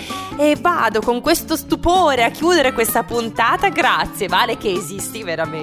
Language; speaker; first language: Italian; native; Italian